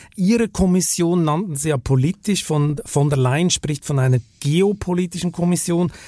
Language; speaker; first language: German; native; German